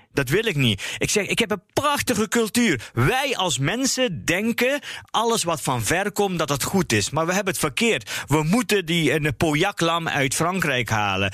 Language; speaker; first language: Dutch; early bilingual, other home language; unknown